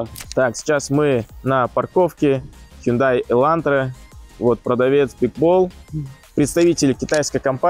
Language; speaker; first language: Russian; native; Russian